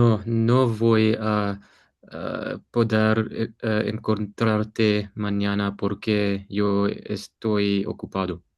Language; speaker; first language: Spanish; non-native, learner; English